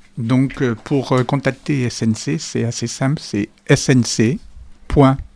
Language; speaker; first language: French; native; French